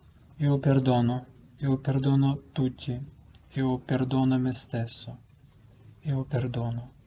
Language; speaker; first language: Italian; non-native, learner; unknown